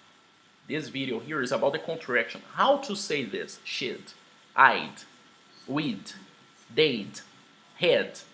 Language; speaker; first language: English; non-native, fluent; Portuguese